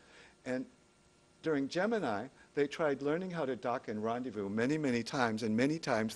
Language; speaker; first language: English; native; English